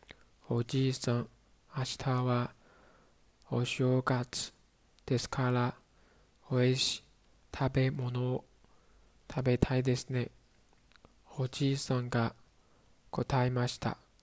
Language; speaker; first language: Japanese; non-native, learner; Chinese